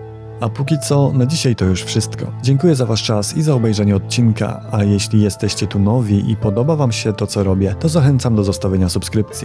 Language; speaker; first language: Polish; native; Polish